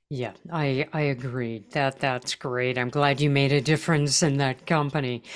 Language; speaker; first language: English; native; English